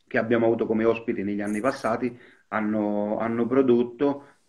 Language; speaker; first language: Italian; native; Italian